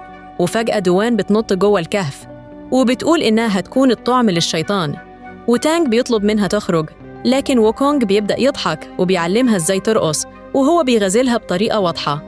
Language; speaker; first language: Arabic; native; Arabic